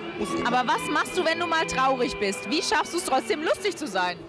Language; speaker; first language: German; native; German